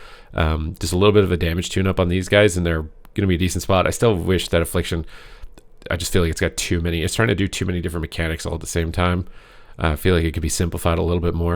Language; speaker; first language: English; native; English